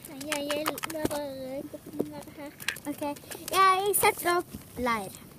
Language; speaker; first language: Norwegian; native; Norwegian